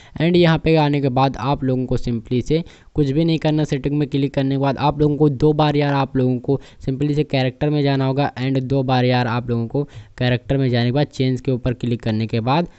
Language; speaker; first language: Hindi; native; Hindi